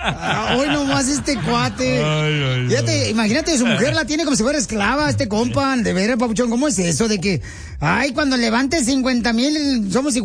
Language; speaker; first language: Spanish; native; Spanish